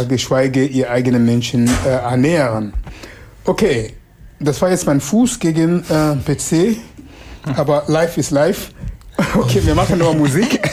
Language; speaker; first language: German; non-native, fluent; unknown